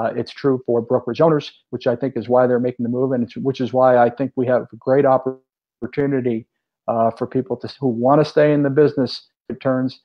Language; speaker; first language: English; native; English